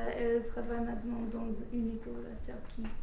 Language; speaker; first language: French; non-native, fluent; English